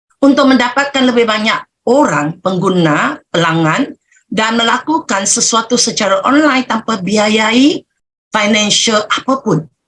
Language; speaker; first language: Malay; non-native, local second language; Chinese